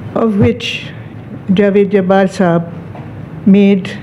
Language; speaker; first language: English; non-native, local second language; Urdu